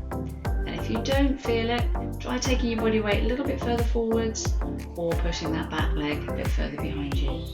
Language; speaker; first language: English; native; English